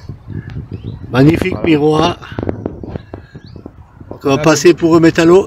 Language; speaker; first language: French; native; French